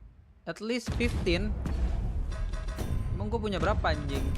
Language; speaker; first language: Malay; non-native, local second language; Sundanese